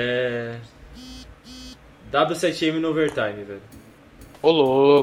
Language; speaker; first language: Portuguese; native; Portuguese